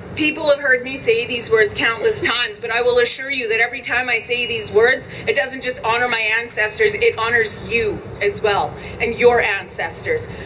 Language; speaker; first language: English; native; English